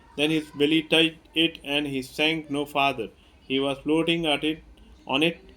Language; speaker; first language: English; non-native, local second language; Hindi